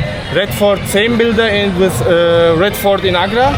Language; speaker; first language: English; non-native, learner; Turkish